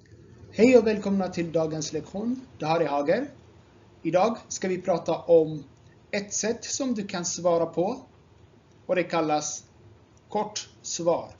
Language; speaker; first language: Swedish; non-native, fluent; Tigrinya